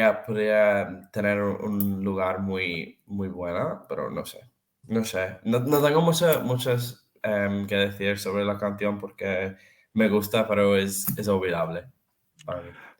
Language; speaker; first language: Spanish; non-native, fluent; Serbian